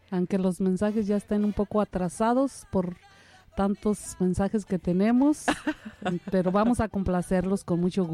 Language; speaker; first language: Spanish; native; Spanish